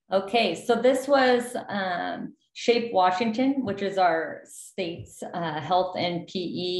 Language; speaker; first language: English; native; English